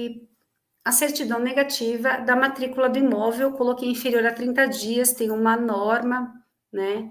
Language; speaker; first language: Portuguese; native; Portuguese